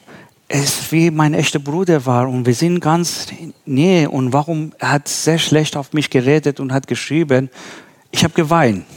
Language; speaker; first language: German; non-native, learner; Persian